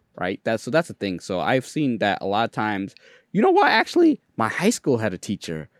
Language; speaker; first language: English; early bilingual, other home language; Bangla